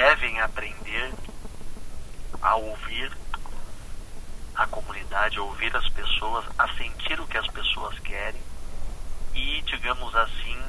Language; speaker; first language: Portuguese; native; Portuguese